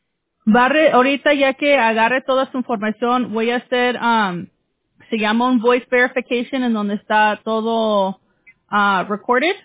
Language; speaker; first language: Spanish; early bilingual, heritage; Spanish